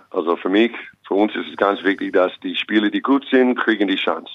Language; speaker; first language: German; non-native, fluent; English